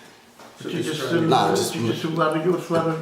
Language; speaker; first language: Welsh; native; Welsh